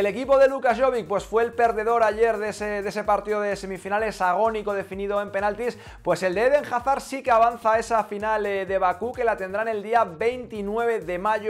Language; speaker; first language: Spanish; native; Spanish